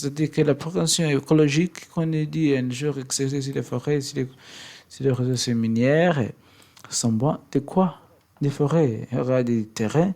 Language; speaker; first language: French; non-native, learner; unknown